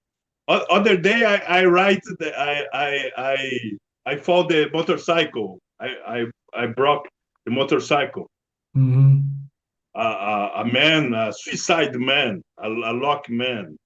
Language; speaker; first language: English; non-native, learner; Portuguese